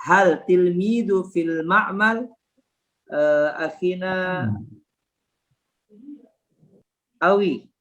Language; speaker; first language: Arabic; non-native, fluent; Indonesian